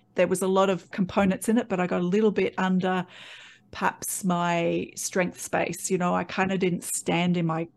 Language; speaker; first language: English; native; English